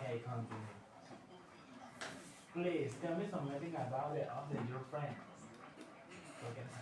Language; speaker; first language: English; non-native, learner; Spanish